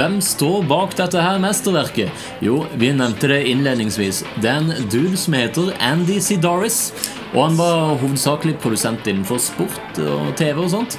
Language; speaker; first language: Norwegian; native; Norwegian